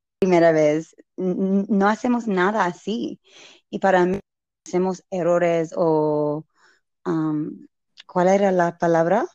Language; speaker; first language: Spanish; non-native, learner; English